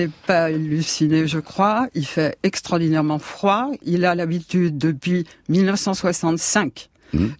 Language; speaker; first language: French; native; French